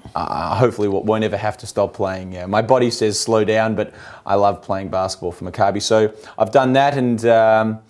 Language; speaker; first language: English; native; English